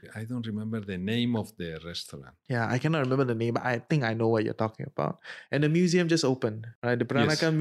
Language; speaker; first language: English; non-native, fluent; Spanish